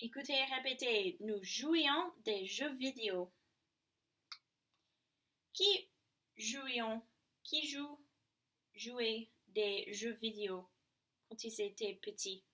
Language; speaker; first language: French; non-native, learner; English